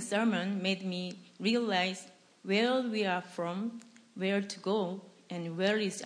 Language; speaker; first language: English; non-native, fluent; Korean